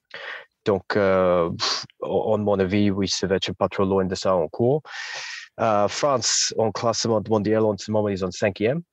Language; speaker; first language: French; non-native, fluent; English